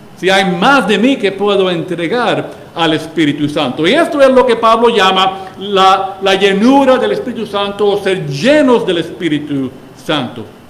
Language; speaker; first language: Spanish; early bilingual, heritage; Spanish